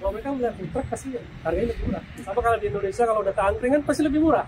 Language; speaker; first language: Indonesian; native; Indonesian